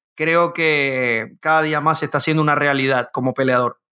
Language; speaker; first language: Spanish; native; Spanish